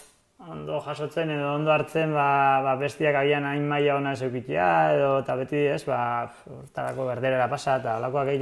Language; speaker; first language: Basque; native; Basque